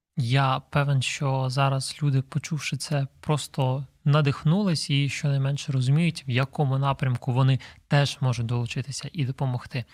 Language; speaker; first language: Ukrainian; native; Ukrainian